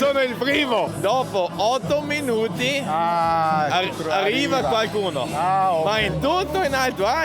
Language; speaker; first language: Italian; non-native, local second language; German